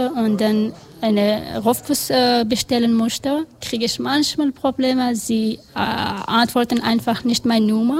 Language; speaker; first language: German; non-native, learner; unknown